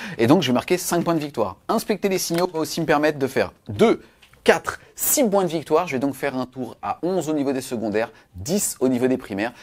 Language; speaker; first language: French; native; French